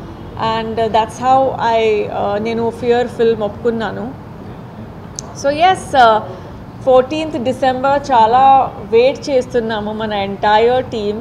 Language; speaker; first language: Telugu; non-native, fluent; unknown